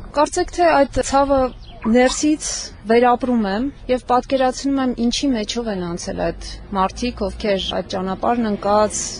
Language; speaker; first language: Armenian; native; Armenian